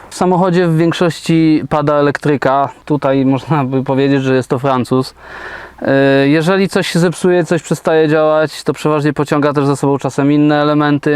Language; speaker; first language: Polish; native; Polish